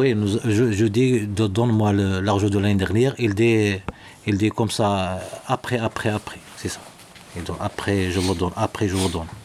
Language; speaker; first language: French; non-native, learner; Arabic